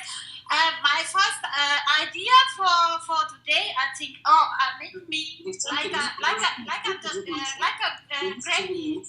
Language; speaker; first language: English; non-native, learner; Russian